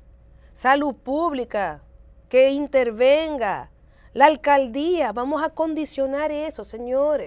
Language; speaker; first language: Spanish; native; Spanish